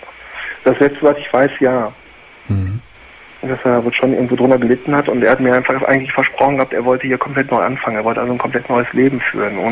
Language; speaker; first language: German; native; German